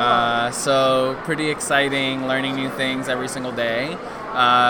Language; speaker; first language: English; early bilingual, other home language; Spanish